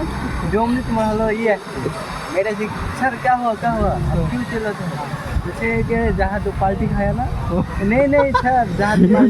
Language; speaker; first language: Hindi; non-native, local second language; Bangla